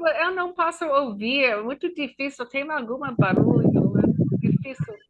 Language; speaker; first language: Portuguese; non-native, learner; English